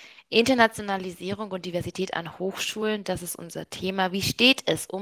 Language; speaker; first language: German; native; German